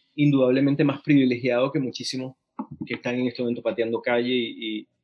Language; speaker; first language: Spanish; native; Spanish